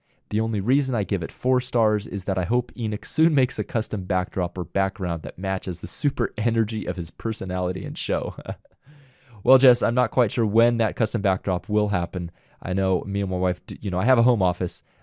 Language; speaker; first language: English; native; English